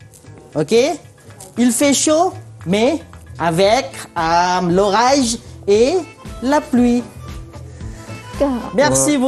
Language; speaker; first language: French; non-native, fluent; Malay